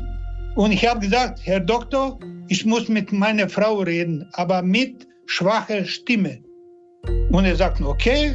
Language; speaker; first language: German; non-native, learner; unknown